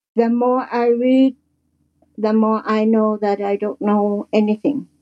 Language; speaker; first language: English; native; English